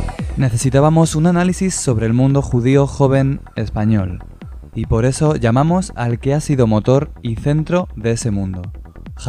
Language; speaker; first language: Spanish; native; Spanish